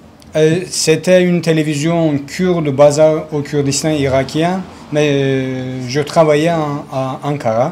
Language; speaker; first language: French; non-native, learner; Kurdish